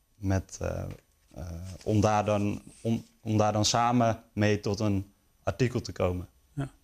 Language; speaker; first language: Dutch; native; Dutch